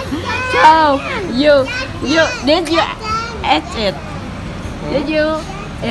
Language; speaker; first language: English; non-native, fluent; Vietnamese